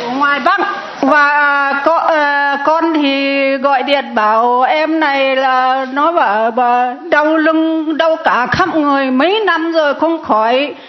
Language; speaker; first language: Vietnamese; non-native, local second language; Iu Mien